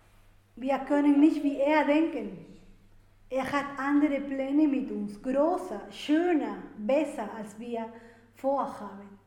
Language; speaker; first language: German; non-native, fluent; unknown